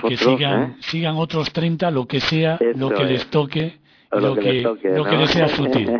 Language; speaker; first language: Spanish; native; Spanish